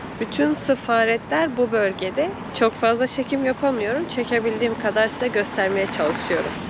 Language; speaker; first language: Turkish; native; Turkish